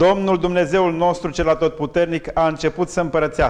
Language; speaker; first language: Romanian; native; Romanian